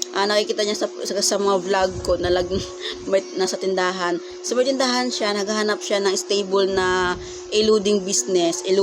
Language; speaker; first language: Filipino; non-native, local second language; Cebuano